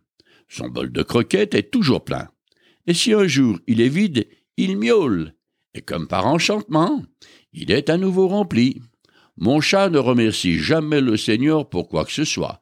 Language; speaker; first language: French; native; French